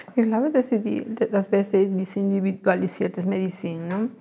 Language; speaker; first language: German; non-native, fluent; Spanish